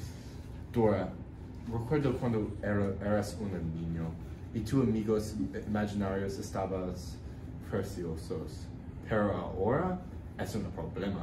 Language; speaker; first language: Spanish; non-native, learner; English